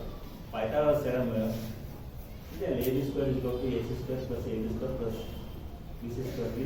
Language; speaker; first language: Kannada; native; Kannada